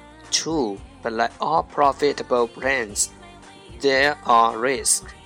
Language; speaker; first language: English; non-native, fluent; Chinese